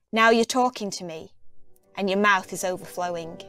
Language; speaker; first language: English; native; English